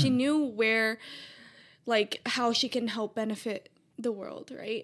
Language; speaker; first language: English; native; English